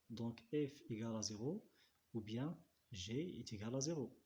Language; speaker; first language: French; non-native, local second language; Arabic